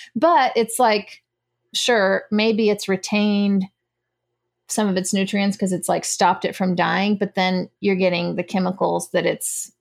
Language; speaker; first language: English; native; English